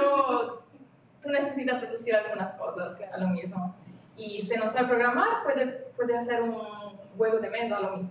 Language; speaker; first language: Spanish; non-native, learner; Italian